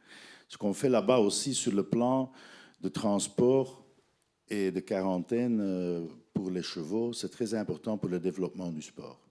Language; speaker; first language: French; non-native, fluent; Dutch